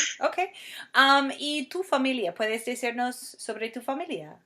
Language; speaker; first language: Spanish; non-native, fluent; English